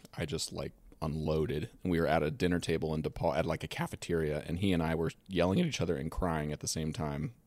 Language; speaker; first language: English; native; English